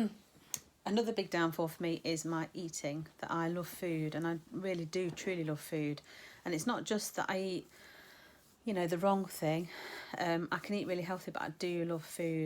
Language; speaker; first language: English; native; English